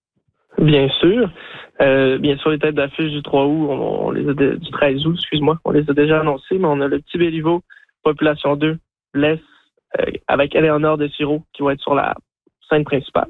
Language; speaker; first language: French; native; French